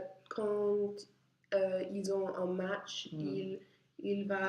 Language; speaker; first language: French; non-native, learner; English